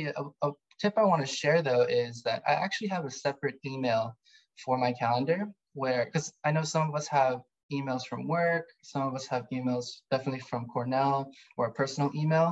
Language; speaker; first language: English; native; English